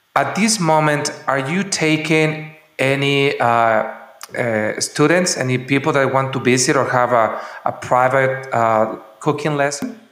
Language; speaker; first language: English; non-native, fluent; Spanish